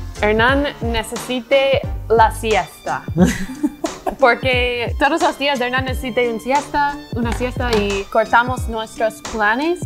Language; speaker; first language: Spanish; non-native, learner; English